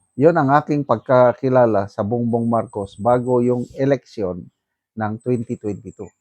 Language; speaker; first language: Filipino; non-native, local second language; Iloko